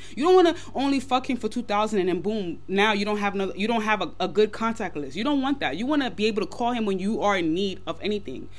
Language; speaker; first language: English; early bilingual, other home language; Yoruba